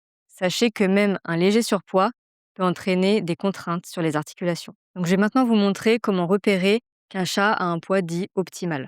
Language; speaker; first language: French; native; French